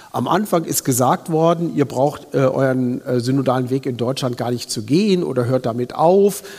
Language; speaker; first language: German; native; German